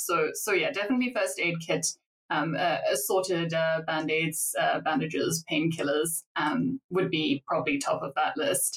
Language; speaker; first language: English; native; English